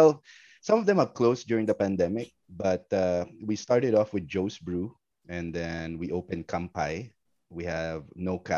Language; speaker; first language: English; non-native, local second language; Filipino